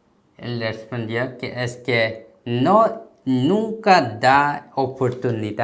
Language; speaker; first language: Spanish; non-native, learner; Korean